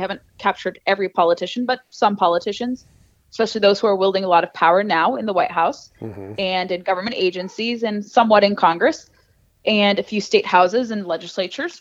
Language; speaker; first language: English; native; English